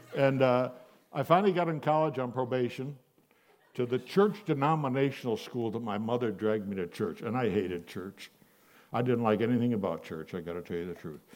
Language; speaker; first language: English; native; English